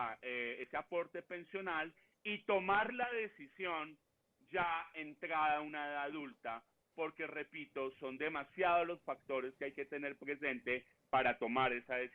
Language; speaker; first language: Spanish; native; Spanish